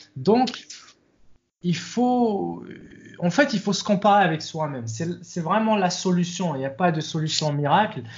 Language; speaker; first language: French; non-native, local second language; Arabic